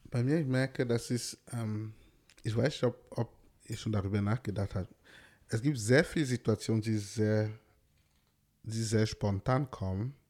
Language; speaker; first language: German; non-native, fluent; French